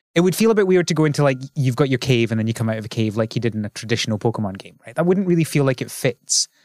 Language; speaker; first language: English; native; English